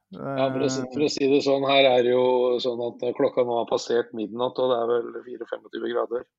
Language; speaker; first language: Norwegian; native; Norwegian